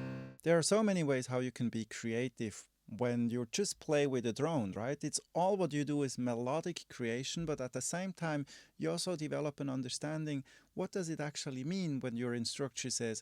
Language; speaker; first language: English; non-native, fluent; German